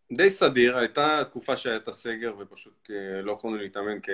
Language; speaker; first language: Hebrew; early bilingual, other home language; Russian